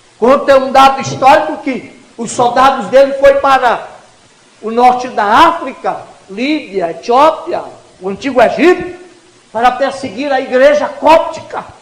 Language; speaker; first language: Portuguese; native; Portuguese